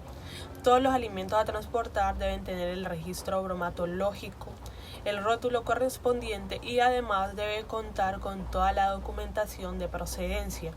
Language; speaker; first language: Spanish; native; Spanish